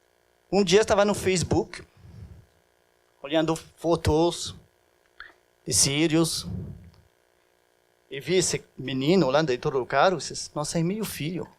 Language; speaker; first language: Portuguese; non-native, fluent; French